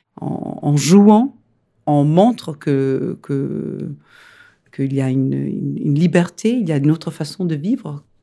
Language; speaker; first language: French; non-native, fluent; Danish